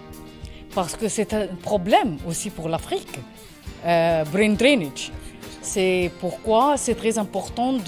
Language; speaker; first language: French; non-native, learner; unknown